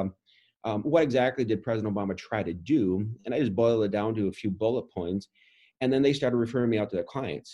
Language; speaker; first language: English; native; English